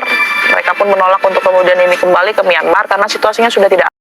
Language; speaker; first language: Indonesian; native; Indonesian